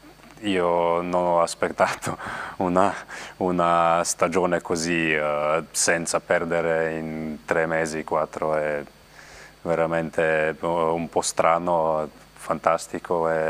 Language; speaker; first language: Italian; non-native, learner; Slovenian